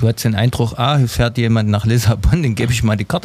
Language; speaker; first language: German; native; German